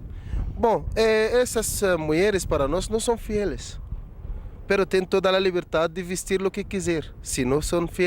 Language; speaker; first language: Portuguese; non-native, fluent; Arabic